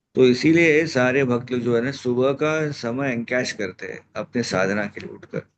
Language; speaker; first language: Hindi; non-native, local second language; Marathi